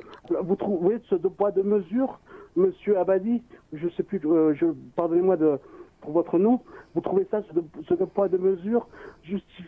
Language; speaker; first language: French; native; French